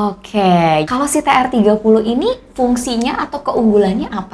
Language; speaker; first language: Indonesian; native; Indonesian